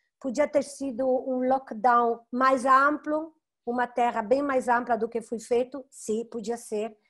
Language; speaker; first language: Portuguese; non-native, fluent; Italian